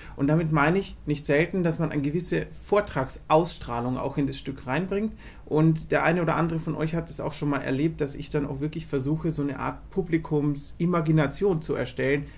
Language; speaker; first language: German; native; German